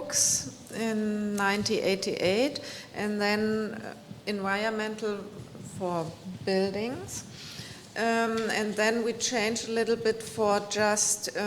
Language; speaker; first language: English; non-native, fluent; German